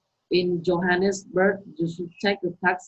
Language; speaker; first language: English; non-native, learner; Vietnamese